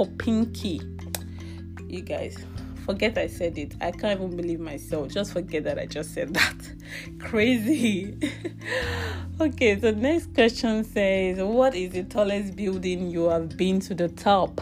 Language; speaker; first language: English; non-native, local second language; Yoruba